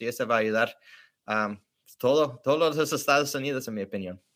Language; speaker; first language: Spanish; early bilingual, heritage; English